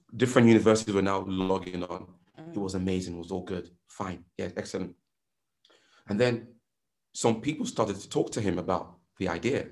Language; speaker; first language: English; non-native, local second language; Yoruba